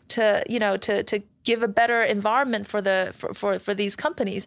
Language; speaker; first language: English; non-native, fluent; Chinese